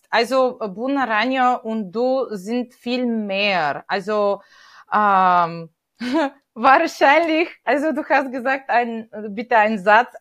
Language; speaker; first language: German; non-native, fluent; Bulgarian